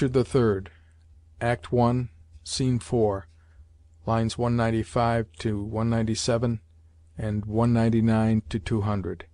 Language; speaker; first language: English; native; English